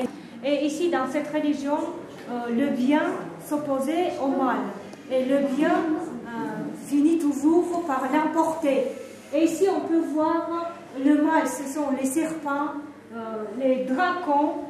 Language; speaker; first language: French; non-native, fluent; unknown